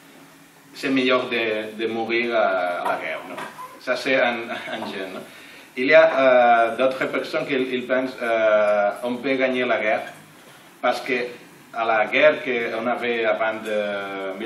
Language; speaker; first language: French; non-native, learner; Catalan